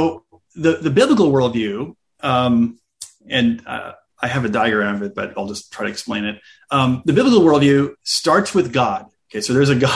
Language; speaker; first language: English; native; English